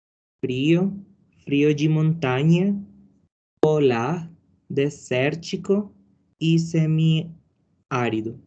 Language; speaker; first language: Portuguese; non-native, learner; Spanish